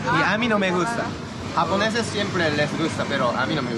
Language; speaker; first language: Spanish; non-native, learner; Japanese